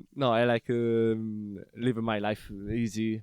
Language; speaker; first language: English; non-native, learner; Italian